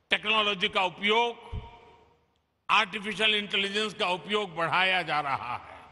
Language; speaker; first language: Hindi; non-native, local second language; Gujarati